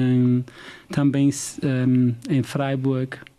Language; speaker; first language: Portuguese; non-native, fluent; German